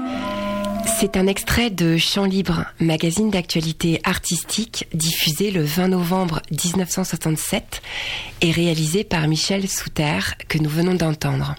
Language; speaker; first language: French; native; French